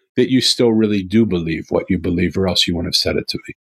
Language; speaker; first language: English; native; English